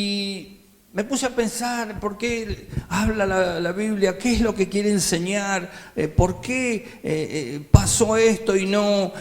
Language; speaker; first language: Spanish; native; Spanish